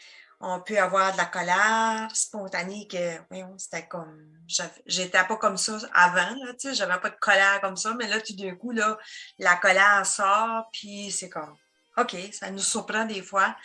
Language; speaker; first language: French; native; French